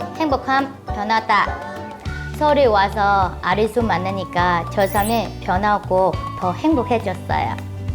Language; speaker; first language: Korean; non-native, fluent; Vietnamese